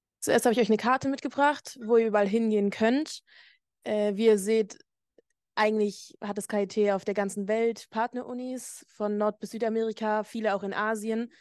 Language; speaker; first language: German; native; German